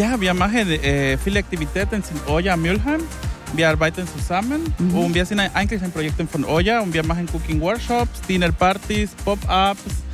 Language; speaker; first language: German; non-native, fluent; Spanish